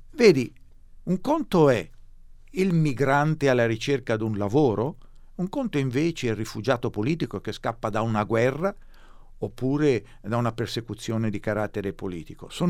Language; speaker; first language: Italian; native; Italian